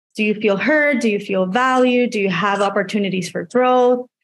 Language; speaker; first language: English; non-native, fluent; Spanish